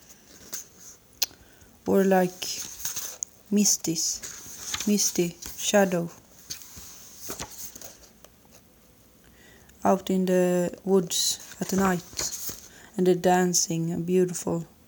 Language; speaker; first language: English; non-native, learner; Swedish